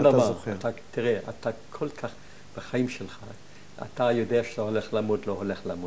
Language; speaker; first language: Hebrew; non-native, fluent; German